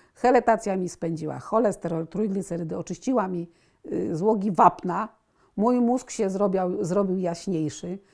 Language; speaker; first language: Polish; native; Polish